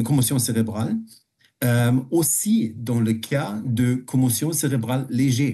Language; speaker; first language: French; non-native, fluent; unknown